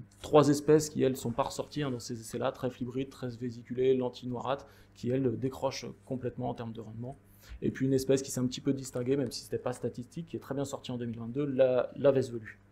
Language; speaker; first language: French; native; French